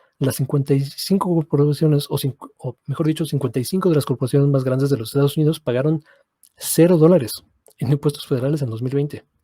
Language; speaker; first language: Spanish; native; Spanish